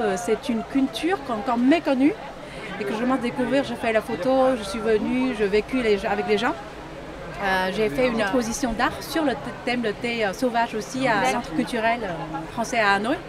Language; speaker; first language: French; non-native, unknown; Vietnamese